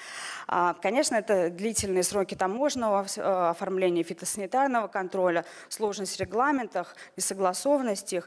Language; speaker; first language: Russian; native; Russian